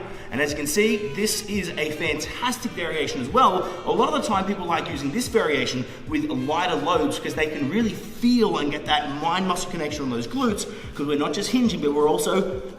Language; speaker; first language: English; native; English